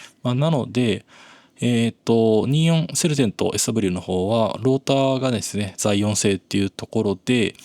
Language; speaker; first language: Japanese; native; Japanese